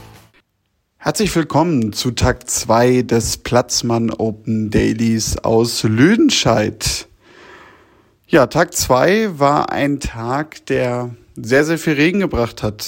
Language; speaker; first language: German; native; German